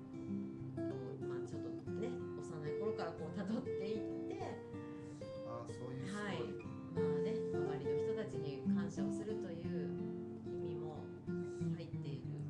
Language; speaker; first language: Japanese; native; Japanese